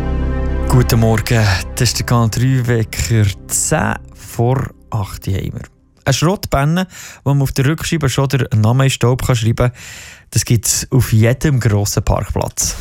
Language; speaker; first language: German; native; German